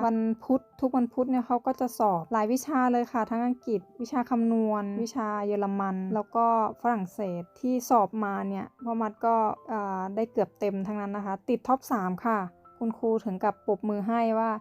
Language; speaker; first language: Thai; native; Thai